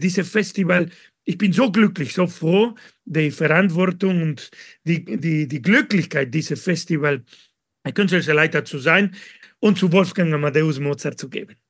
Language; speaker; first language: German; non-native, learner; Spanish